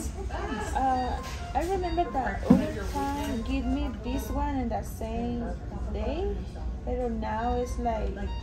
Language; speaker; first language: English; non-native, learner; Spanish